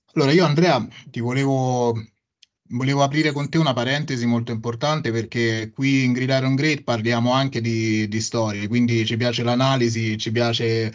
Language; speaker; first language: Italian; non-native, fluent; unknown